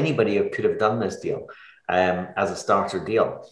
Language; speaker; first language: English; native; English